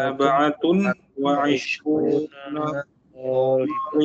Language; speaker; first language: Arabic; non-native, learner; Indonesian